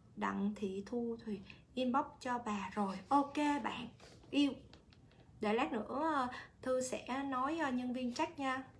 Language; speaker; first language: Vietnamese; native; Vietnamese